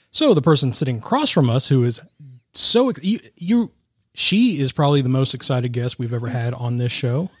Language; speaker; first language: English; native; English